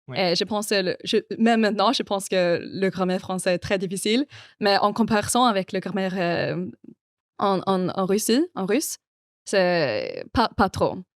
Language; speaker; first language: French; non-native, fluent; Swedish